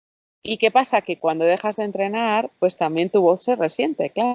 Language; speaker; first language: Spanish; native; Spanish